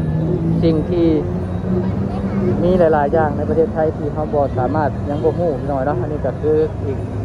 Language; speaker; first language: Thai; non-native, local second language; Lao